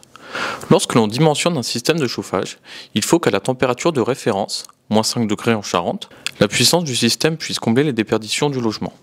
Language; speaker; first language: French; native; French